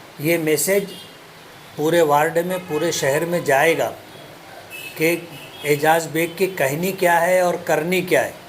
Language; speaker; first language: Urdu; native; Urdu